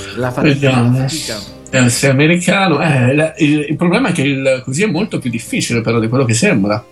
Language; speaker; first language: Italian; native; Italian